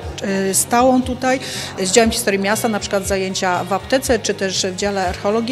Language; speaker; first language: Polish; native; Polish